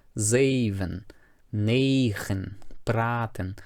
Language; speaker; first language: Dutch; non-native, fluent; Portuguese